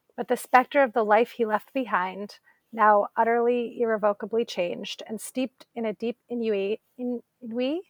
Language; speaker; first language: English; native; English